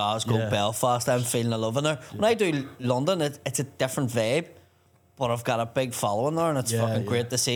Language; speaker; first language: English; native; English